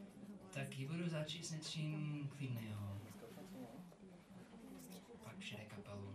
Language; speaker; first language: Czech; non-native, learner; English